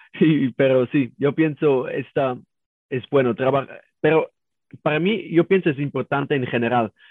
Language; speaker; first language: Spanish; non-native, learner; German